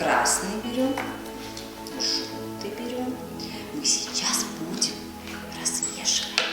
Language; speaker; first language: Russian; native; Russian